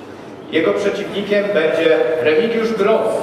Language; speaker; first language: Polish; native; Polish